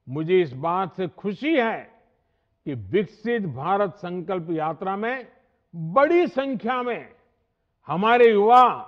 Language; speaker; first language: Hindi; non-native, local second language; Gujarati